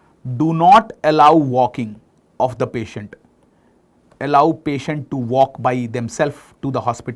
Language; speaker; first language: English; non-native, local second language; Hindi